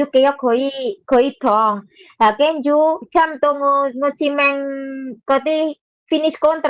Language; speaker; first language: Cantonese; non-native, learner; Indonesian